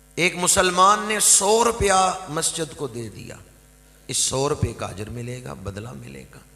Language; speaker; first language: Urdu; non-native, local second language; Punjabi